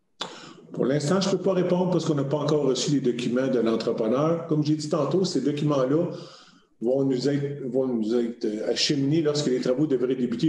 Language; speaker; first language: French; native; French